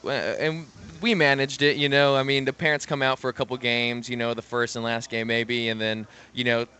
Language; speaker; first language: English; native; English